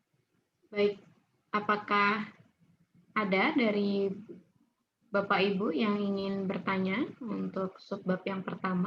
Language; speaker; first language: Indonesian; native; Indonesian